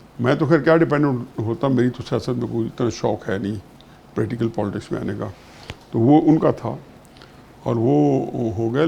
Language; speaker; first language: Urdu; non-native, local second language; Saraiki